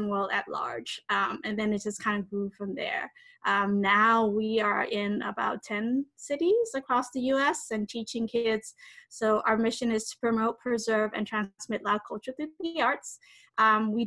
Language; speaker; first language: English; native; English